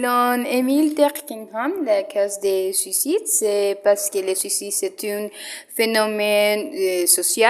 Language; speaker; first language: French; non-native, learner; Spanish